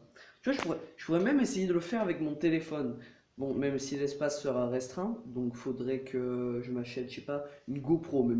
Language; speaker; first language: French; native; French